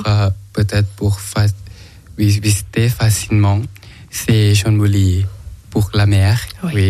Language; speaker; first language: French; non-native, learner; Thai